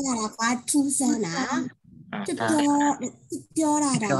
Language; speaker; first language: Korean; non-native, learner; Burmese